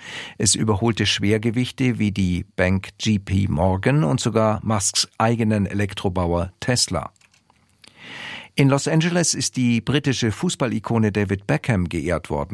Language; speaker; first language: German; native; German